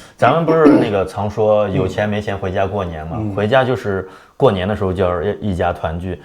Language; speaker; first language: Chinese; native; Chinese